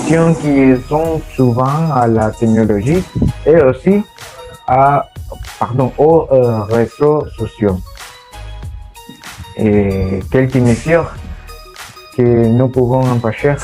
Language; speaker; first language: French; non-native, learner; Spanish